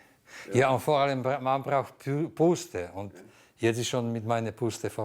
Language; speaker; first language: German; non-native, fluent; Slovak